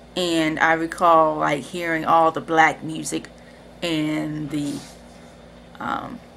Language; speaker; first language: English; native; English